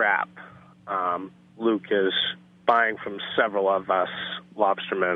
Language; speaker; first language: English; native; English